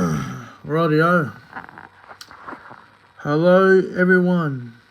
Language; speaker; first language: English; native; English